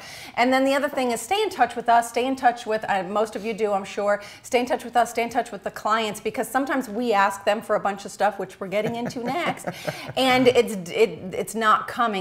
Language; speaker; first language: English; native; English